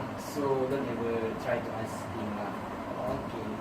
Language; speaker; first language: English; non-native, learner; Malay